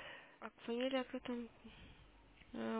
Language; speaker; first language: Russian; native; Russian